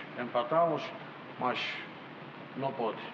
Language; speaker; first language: Portuguese; non-native, fluent; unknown